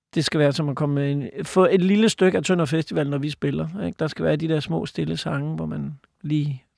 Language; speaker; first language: Danish; native; Danish